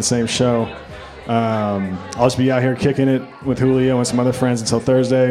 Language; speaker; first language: English; native; English